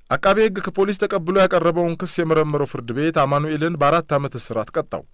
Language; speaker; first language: Amharic; native; Amharic